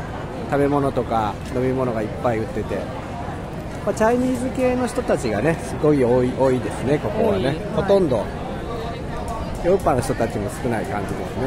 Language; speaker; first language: Japanese; native; Japanese